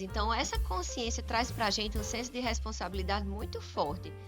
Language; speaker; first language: Portuguese; native; Portuguese